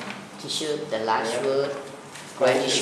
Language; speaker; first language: English; non-native, learner; Thai